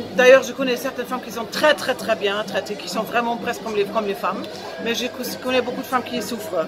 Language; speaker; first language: French; non-native, fluent; German